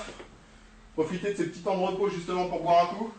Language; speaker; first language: French; native; French